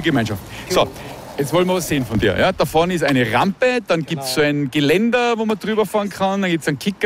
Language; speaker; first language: German; native; German